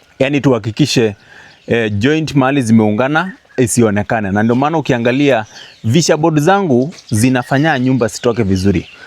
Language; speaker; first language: Swahili; native; Swahili